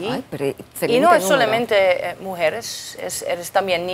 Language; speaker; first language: Spanish; non-native, learner; Dutch